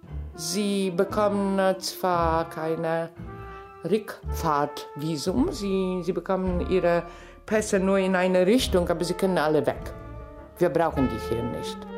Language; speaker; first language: German; non-native, fluent; Polish